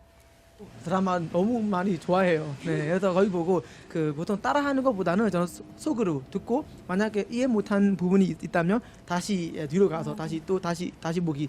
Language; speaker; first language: Korean; non-native, fluent; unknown